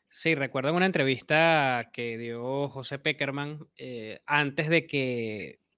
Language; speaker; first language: Spanish; native; Spanish